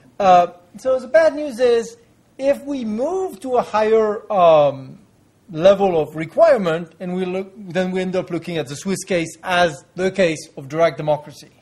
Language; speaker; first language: English; non-native, fluent; French